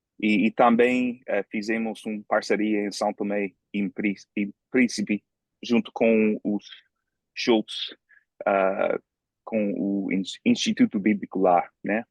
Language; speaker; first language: Portuguese; non-native, fluent; English